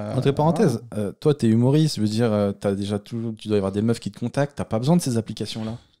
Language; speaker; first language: French; native; French